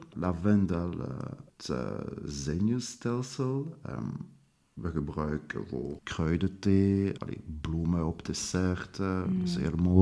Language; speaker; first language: Dutch; non-native, local second language; French